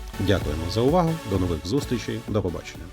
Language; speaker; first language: Ukrainian; native; Ukrainian